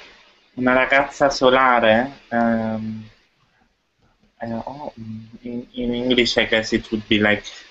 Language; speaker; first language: English; non-native, fluent; Italian